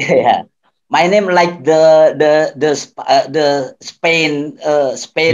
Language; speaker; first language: English; non-native, learner; Indonesian